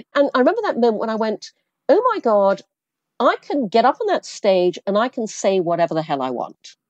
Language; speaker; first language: English; early bilingual, other home language; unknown